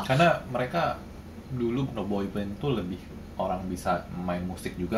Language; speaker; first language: Indonesian; native; Indonesian